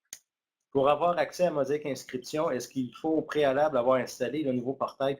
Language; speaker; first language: French; native; French